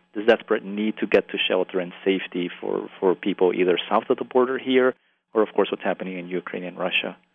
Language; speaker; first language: English; early bilingual, other home language; Spanish